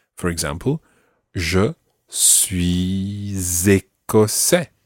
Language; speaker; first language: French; non-native, fluent; English